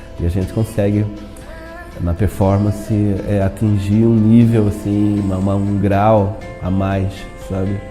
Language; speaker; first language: Portuguese; native; Portuguese